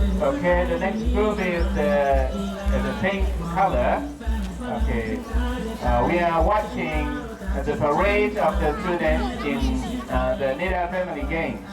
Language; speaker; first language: English; non-native, learner; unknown